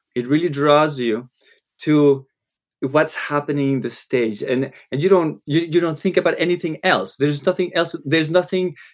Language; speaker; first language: English; non-native, fluent; Spanish